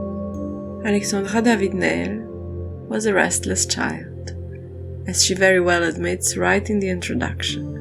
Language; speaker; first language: English; non-native, fluent; French